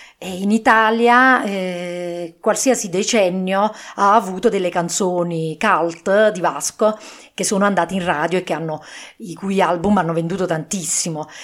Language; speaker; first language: Italian; native; Italian